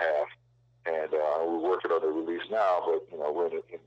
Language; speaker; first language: English; native; English